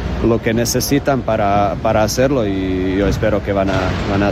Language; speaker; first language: Spanish; non-native, fluent; Croatian